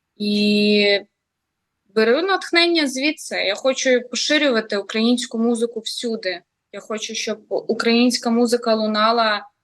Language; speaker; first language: Ukrainian; native; Ukrainian